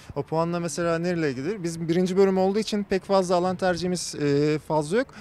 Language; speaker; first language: Turkish; native; Turkish